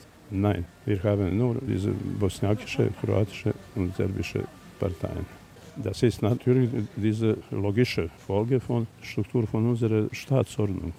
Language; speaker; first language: German; non-native, fluent; Serbian